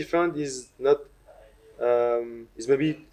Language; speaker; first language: English; non-native, learner; French